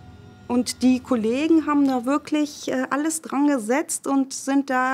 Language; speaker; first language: German; native; German